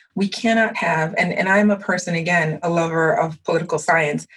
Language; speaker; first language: English; early bilingual, other home language; French